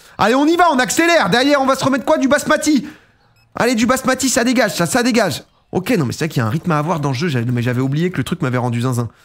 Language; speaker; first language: French; native; French